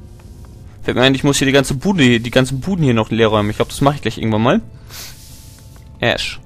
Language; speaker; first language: German; native; German